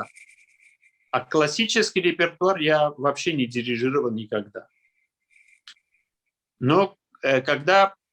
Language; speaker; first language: Russian; non-native, local second language; Armenian